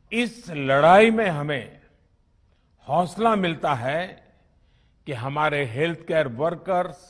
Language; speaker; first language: Hindi; non-native, local second language; Gujarati